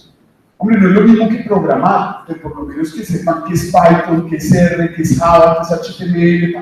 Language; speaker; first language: Spanish; native; Spanish